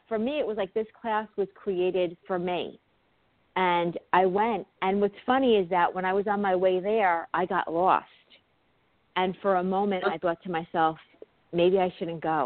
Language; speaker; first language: English; native; English